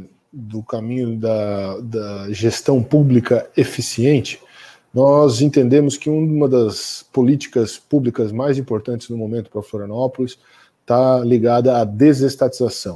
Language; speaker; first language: Portuguese; native; Portuguese